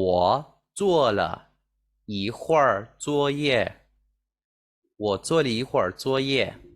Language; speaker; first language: Chinese; non-native, fluent; Spanish